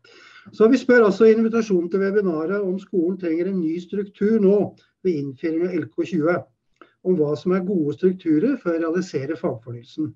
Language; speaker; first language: Norwegian; native; Norwegian